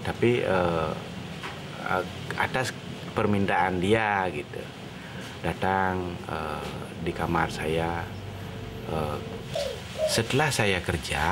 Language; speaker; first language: Indonesian; non-native, local second language; Balinese